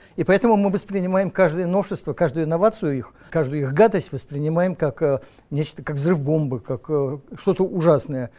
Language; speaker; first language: Russian; native; Russian